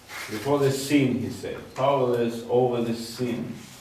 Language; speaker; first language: English; non-native, fluent; Russian